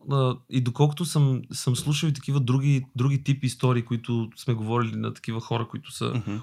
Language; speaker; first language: Bulgarian; early bilingual, other home language; Albanian